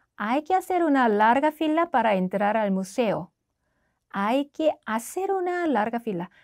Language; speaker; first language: Spanish; non-native, fluent; Korean